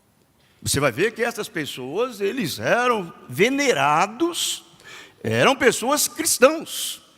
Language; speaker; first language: Portuguese; native; Portuguese